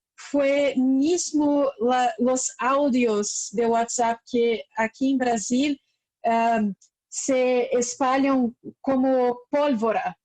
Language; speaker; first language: Spanish; non-native, fluent; Portuguese